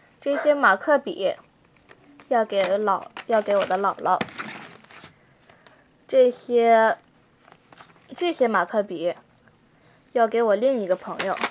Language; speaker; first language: Chinese; early bilingual, heritage; English